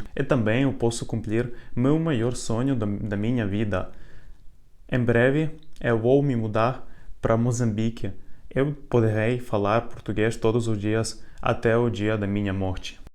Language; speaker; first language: Portuguese; non-native, fluent; Ukrainian